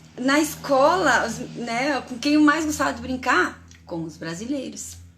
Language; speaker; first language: Portuguese; native; Portuguese